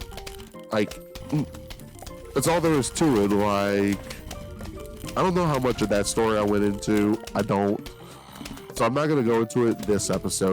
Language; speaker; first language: English; native; English